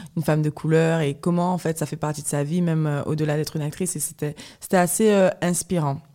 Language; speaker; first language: French; native; French